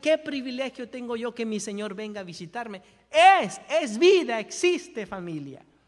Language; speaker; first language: Spanish; native; Spanish